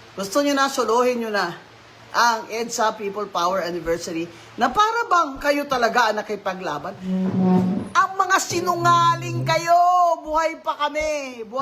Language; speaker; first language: Filipino; non-native, local second language; Hiligaynon